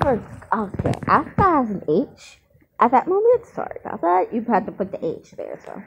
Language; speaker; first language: English; native; English